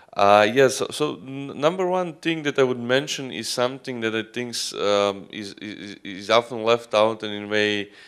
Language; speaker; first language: English; non-native, fluent; Croatian